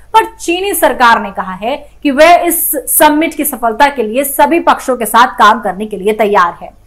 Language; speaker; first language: Hindi; native; Hindi